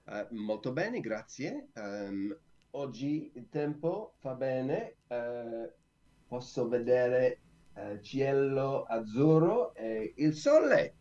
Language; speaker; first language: Italian; non-native, learner; English